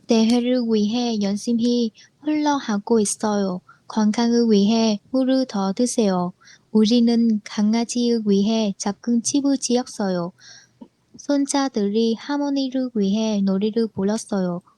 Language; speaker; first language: Korean; non-native, learner; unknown